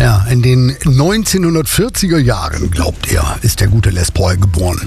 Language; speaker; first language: German; native; German